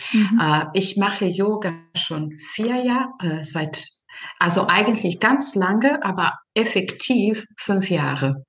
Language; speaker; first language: German; non-native, fluent; Serbian